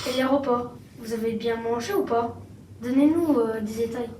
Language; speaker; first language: French; native; French